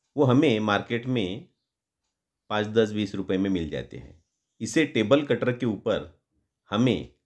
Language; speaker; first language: Hindi; non-native, local second language; Marathi